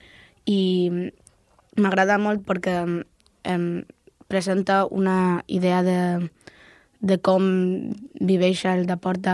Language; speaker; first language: Catalan; non-native, local second language; Spanish